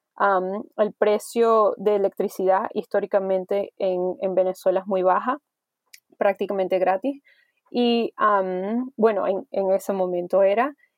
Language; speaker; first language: Spanish; early bilingual, heritage; Spanish